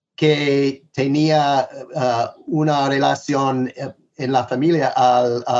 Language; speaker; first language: Spanish; non-native, fluent; English